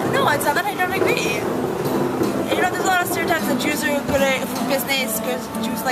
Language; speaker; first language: English; non-native, fluent; Hebrew